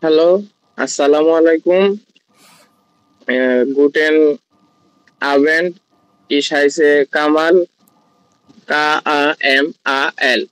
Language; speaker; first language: German; non-native, learner; Bangla